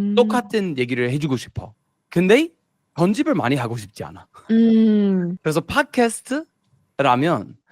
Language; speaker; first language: Korean; non-native, fluent; English